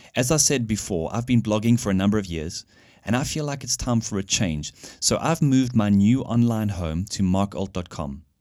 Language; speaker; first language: English; native; English